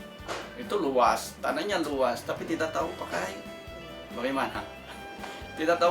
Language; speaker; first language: Indonesian; non-native, fluent; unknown